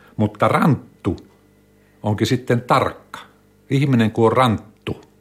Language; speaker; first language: Finnish; native; Finnish